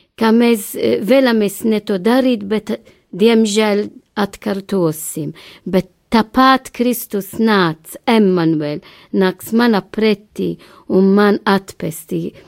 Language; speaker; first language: Latvian; non-native, learner; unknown